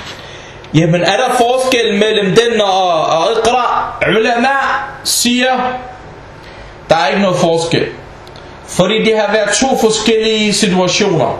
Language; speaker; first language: Danish; non-native, fluent; Arabic